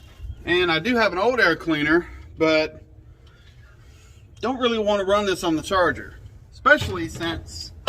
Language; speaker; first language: English; native; English